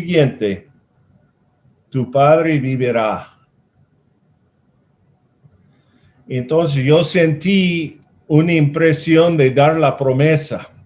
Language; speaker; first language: Spanish; non-native, fluent; English